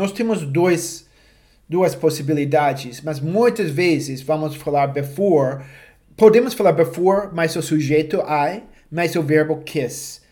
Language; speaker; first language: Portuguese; non-native, fluent; English